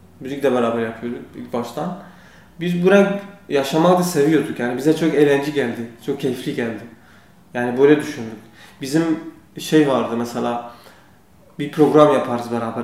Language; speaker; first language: Turkish; non-native, learner; Kurdish